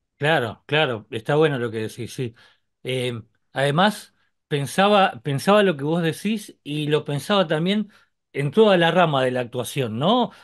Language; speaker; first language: Spanish; native; Spanish